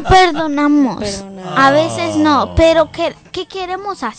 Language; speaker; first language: Spanish; early bilingual, heritage; Spanish